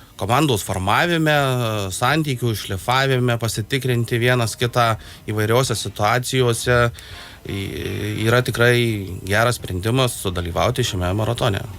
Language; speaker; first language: Lithuanian; native; Lithuanian